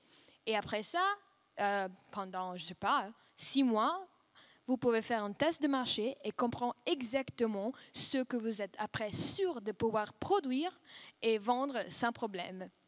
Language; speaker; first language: French; non-native, fluent; Russian